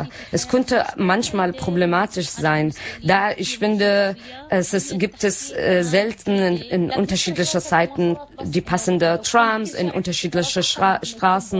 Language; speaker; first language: German; non-native, learner; Arabic